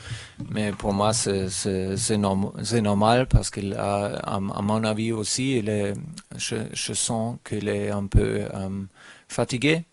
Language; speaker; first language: French; non-native, learner; German